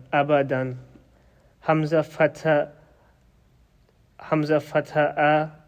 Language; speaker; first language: Arabic; non-native, learner; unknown